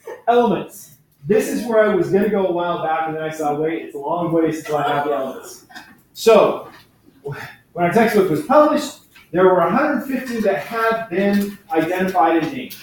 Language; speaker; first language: English; native; English